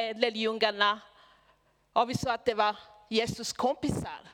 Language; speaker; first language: Swedish; non-native, fluent; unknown